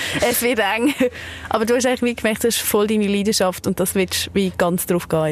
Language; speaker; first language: German; native; German